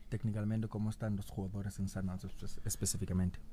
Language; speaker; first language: Spanish; non-native, fluent; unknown